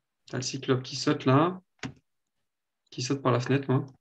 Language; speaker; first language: French; native; French